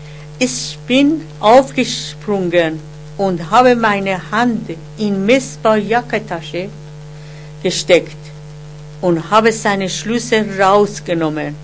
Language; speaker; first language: German; non-native, learner; Persian